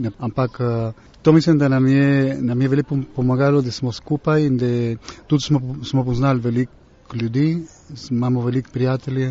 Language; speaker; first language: Slovenian; early bilingual, heritage; Slovenian